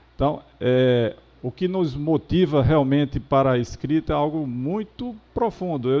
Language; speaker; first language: Portuguese; native; Portuguese